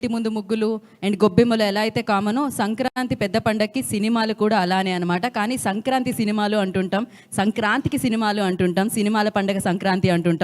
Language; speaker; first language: Telugu; native; Telugu